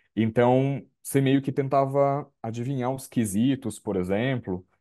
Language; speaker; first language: Portuguese; native; Portuguese